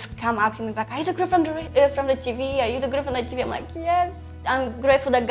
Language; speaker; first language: English; non-native, fluent; Romanian